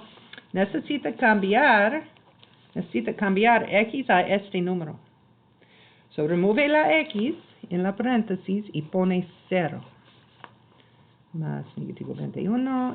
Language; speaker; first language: Spanish; non-native, learner; English